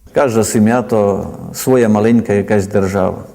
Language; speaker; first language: Ukrainian; native; Ukrainian